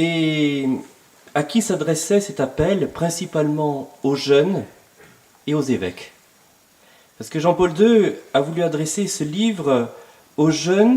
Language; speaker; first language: French; native; French